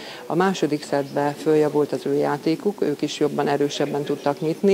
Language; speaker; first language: Hungarian; native; Hungarian